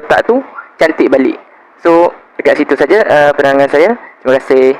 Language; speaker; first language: Malay; native; Malay